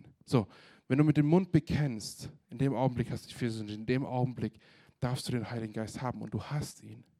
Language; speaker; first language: German; native; German